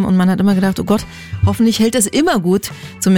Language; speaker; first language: German; native; German